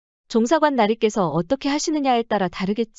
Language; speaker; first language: Korean; native; Korean